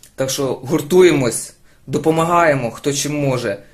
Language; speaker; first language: Ukrainian; non-native, local second language; Russian